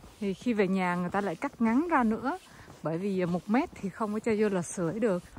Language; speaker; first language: Vietnamese; native; Vietnamese